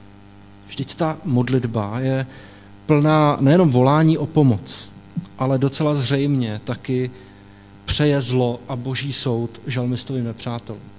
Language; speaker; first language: Czech; native; Czech